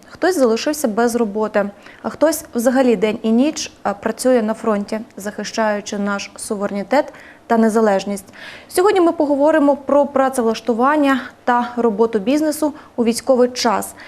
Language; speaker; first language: Ukrainian; native; Ukrainian